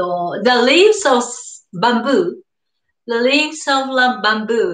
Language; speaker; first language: English; non-native, learner; Japanese